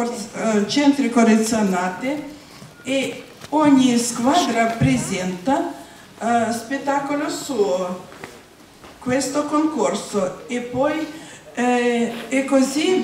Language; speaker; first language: Italian; non-native, learner; Russian